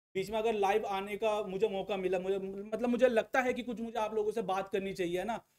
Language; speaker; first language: Hindi; native; Hindi